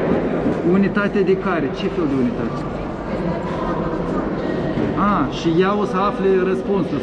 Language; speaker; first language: Romanian; native; Romanian